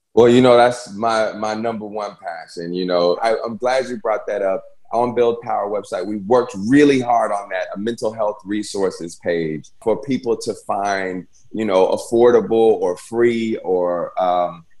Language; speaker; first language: English; native; English